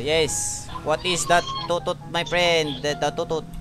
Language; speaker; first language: English; non-native, local second language; Filipino